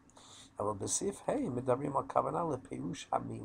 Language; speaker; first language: Hebrew; non-native, fluent; English